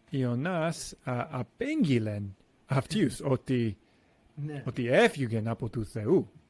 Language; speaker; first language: Greek; non-native, learner; English